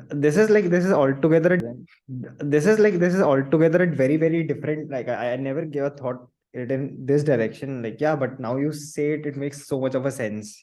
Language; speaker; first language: English; non-native, local second language; Hindi